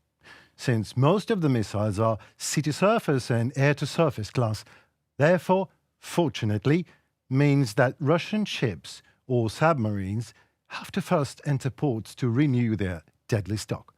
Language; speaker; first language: English; non-native, fluent; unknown